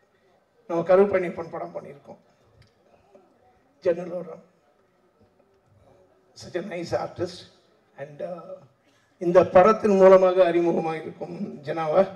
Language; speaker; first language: Tamil; native; Tamil